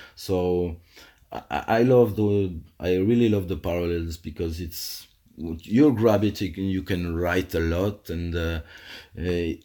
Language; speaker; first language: English; non-native, fluent; French